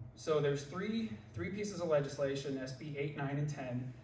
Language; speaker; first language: English; native; English